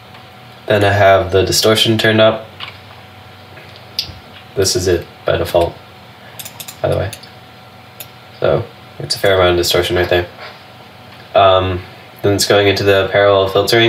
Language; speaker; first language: English; native; English